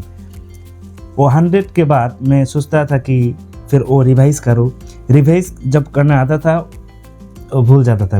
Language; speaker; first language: Hindi; non-native, fluent; Bangla